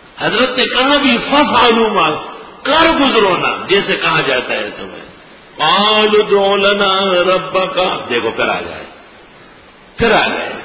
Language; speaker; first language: Urdu; non-native, local second language; Pashto